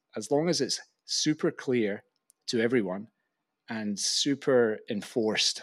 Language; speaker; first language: English; native; English